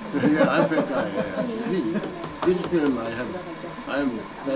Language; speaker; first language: English; non-native, learner; Korean